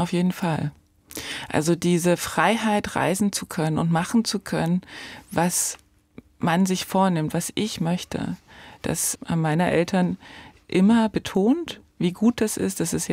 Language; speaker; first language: German; native; German